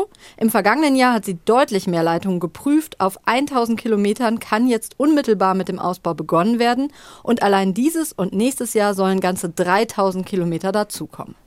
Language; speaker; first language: German; native; German